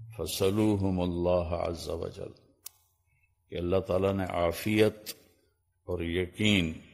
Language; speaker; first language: Urdu; non-native, local second language; Punjabi